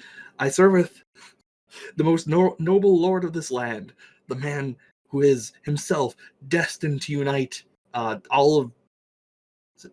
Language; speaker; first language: English; native; English